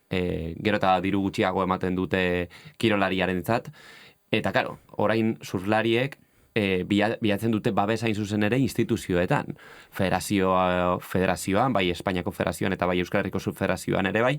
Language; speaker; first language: Basque; native; Basque